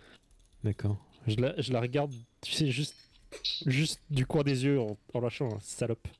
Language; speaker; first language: French; native; French